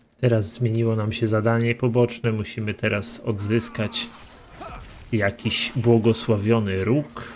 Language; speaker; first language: Polish; native; Polish